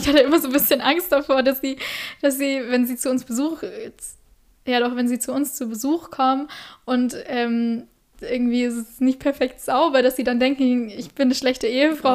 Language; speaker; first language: German; native; German